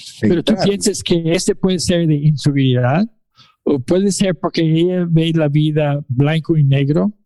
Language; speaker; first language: Spanish; non-native, fluent; English